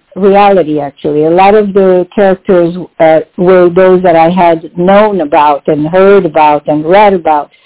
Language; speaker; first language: English; non-native, fluent; French